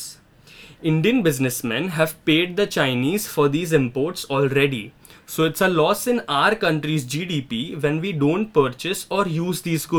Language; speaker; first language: English; non-native, local second language; Hindi